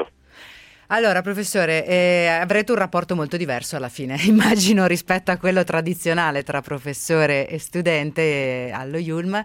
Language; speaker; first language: Italian; native; Italian